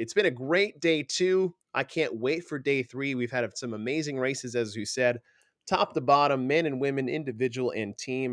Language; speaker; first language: English; native; English